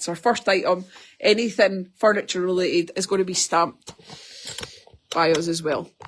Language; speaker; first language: English; native; English